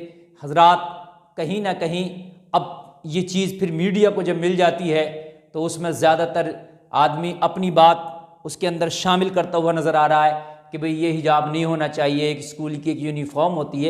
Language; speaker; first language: Urdu; native; Urdu